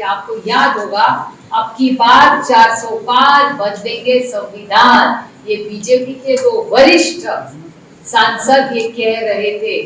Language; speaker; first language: Hindi; non-native, local second language; Marathi